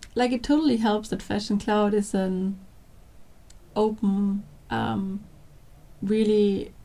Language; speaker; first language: English; non-native, fluent; German